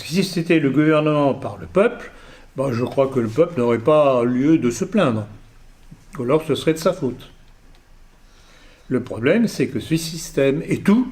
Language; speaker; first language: French; native; French